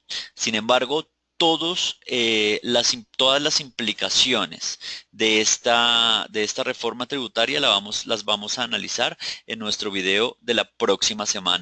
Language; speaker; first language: Spanish; native; Spanish